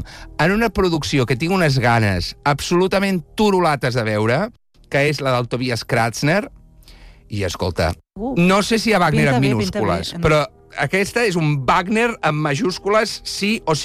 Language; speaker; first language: Catalan; native; Catalan